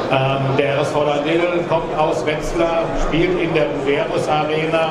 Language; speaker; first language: German; native; German